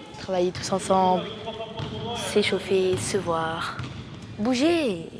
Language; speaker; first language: French; native; French